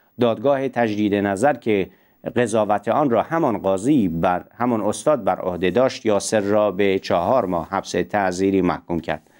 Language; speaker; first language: Persian; non-native, local second language; Central Kurdish